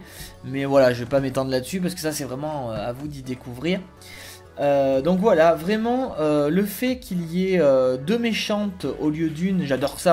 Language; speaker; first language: French; native; French